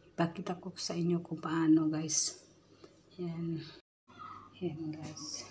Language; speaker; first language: Filipino; non-native, local second language; Cebuano